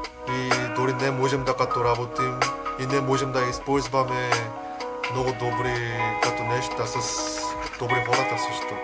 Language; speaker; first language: Bulgarian; non-native, learner; Korean